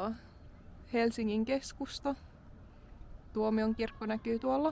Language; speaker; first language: Finnish; native; Finnish